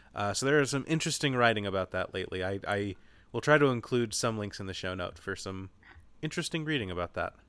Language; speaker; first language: English; native; English